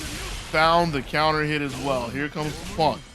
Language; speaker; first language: English; native; English